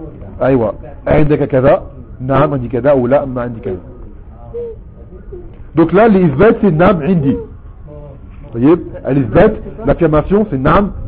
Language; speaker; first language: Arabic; non-native, fluent; French